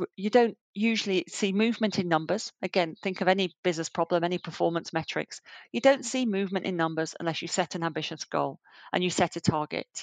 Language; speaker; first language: English; native; English